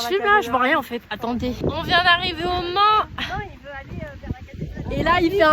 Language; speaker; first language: French; native; French